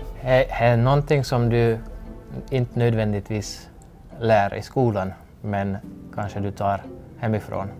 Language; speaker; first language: Swedish; non-native, fluent; Hungarian